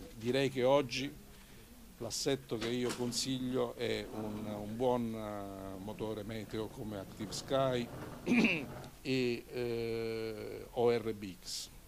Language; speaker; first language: Italian; native; Italian